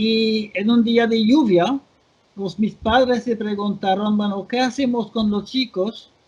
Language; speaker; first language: Spanish; non-native, fluent; French